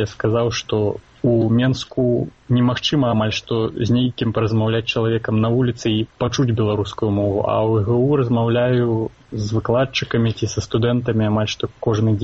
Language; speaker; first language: Belarusian; non-native, local second language; Russian